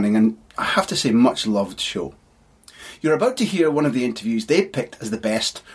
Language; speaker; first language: English; native; English